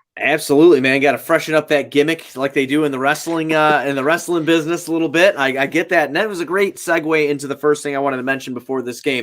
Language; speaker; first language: English; native; English